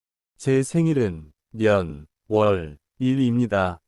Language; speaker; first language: Korean; non-native, learner; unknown